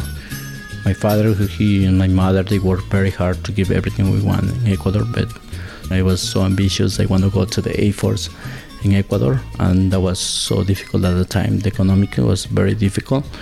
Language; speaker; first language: English; non-native, learner; Spanish